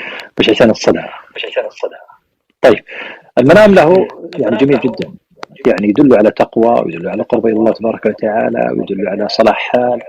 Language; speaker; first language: Arabic; native; Arabic